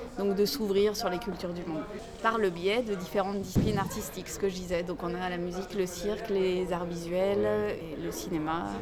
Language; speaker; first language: French; native; French